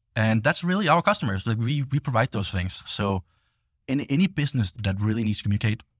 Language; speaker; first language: English; non-native, fluent; Danish